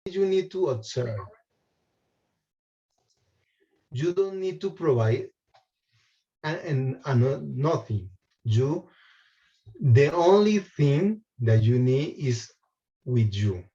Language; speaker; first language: English; non-native, fluent; Spanish